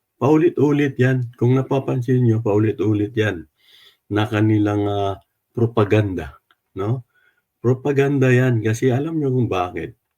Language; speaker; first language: Filipino; non-native, local second language; Cebuano